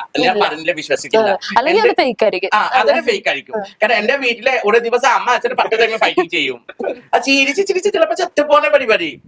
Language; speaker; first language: Malayalam; non-native, local second language; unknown